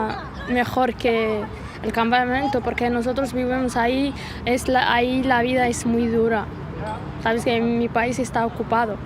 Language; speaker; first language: Spanish; non-native, learner; Arabic